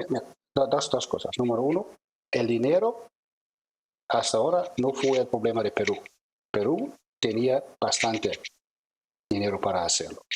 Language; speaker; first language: Spanish; non-native, fluent; German